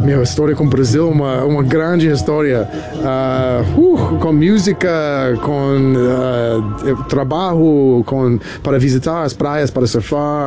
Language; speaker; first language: Portuguese; non-native, learner; English